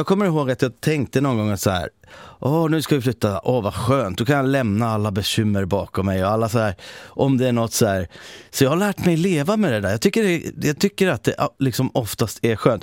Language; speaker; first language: Swedish; native; Swedish